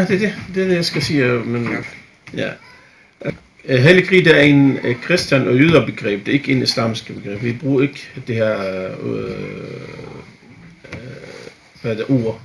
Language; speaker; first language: Danish; non-native, fluent; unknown